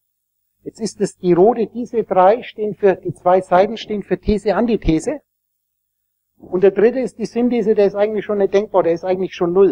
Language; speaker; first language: German; native; German